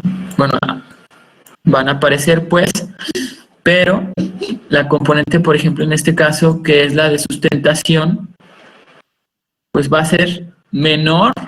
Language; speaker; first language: Spanish; native; Spanish